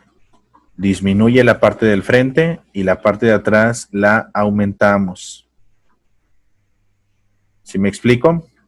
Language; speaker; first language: Spanish; native; Spanish